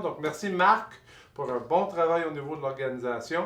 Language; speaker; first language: French; native; French